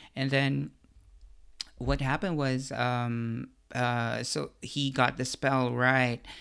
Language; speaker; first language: English; non-native, local second language; Filipino